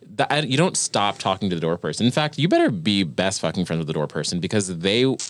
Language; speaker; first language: English; native; English